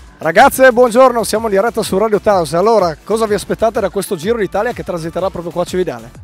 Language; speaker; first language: Italian; native; Italian